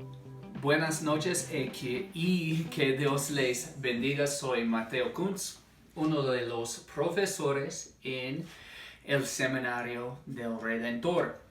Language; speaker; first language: Spanish; non-native, fluent; English